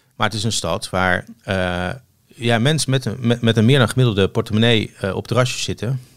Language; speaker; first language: Dutch; native; Dutch